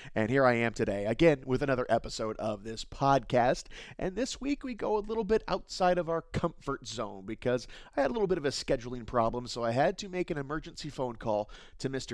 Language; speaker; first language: English; native; English